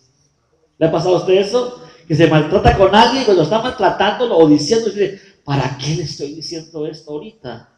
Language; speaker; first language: Spanish; native; Spanish